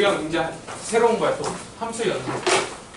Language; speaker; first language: Korean; native; Korean